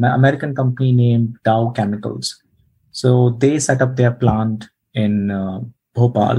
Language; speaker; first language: English; non-native, local second language; Hindi